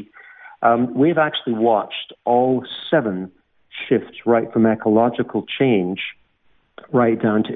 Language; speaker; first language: English; native; English